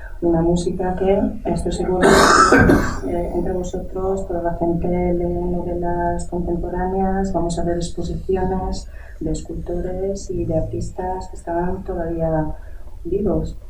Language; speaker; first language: Spanish; native; Spanish